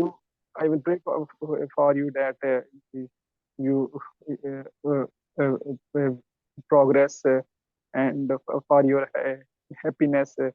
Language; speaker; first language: English; non-native, learner; Urdu